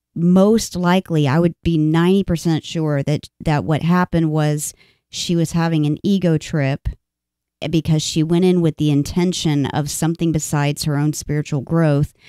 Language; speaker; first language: English; native; English